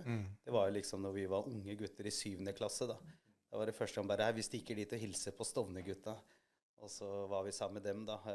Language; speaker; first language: Norwegian; early bilingual, other home language; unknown